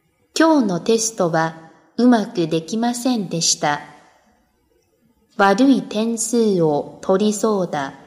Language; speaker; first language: Japanese; non-native, fluent; Chinese